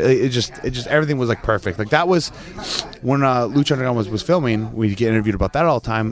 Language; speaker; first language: English; native; English